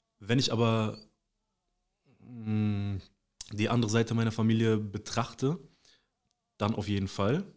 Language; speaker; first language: German; native; German